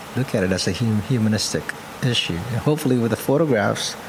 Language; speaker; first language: English; non-native, local second language; Pampanga